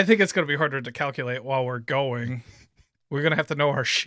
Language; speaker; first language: English; native; English